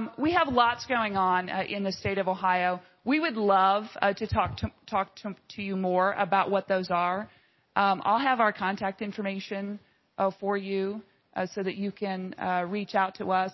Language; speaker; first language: English; native; English